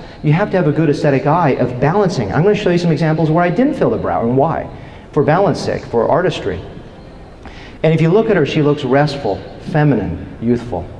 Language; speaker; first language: English; native; English